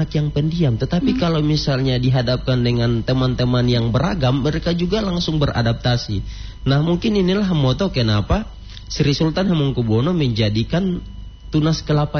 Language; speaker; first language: Indonesian; native; Indonesian